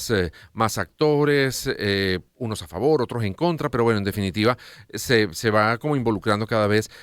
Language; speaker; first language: Spanish; native; Spanish